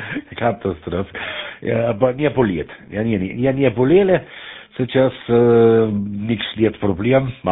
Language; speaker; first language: Russian; non-native, learner; German